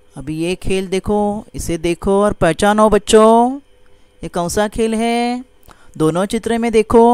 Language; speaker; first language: Hindi; non-native, local second language; Marathi